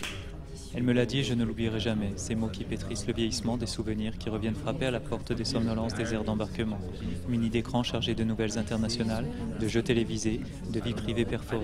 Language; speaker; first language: French; native; French